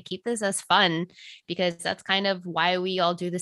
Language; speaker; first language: English; native; English